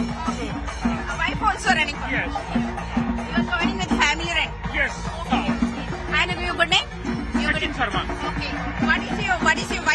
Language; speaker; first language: English; non-native, local second language; Malayalam